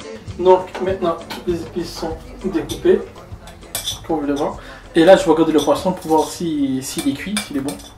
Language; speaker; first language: French; native; French